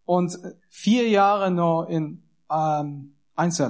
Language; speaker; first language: German; non-native, learner; Persian